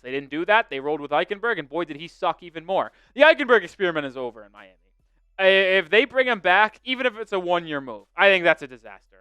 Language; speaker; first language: English; native; English